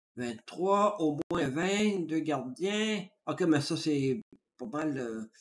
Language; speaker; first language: French; native; French